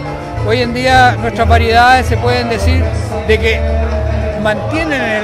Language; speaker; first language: Spanish; native; Spanish